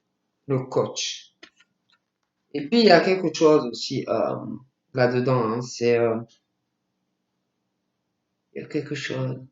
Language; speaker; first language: French; native; French